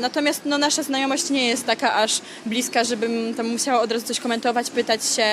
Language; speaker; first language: Polish; native; Polish